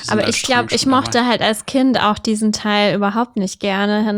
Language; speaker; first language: German; native; German